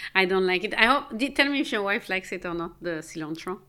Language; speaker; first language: English; non-native, fluent; French